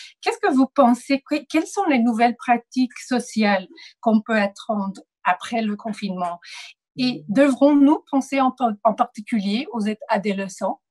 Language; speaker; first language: French; non-native, fluent; Spanish